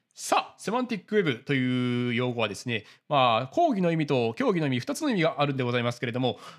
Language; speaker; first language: Japanese; native; Japanese